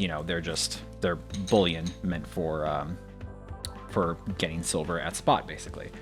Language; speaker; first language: English; native; English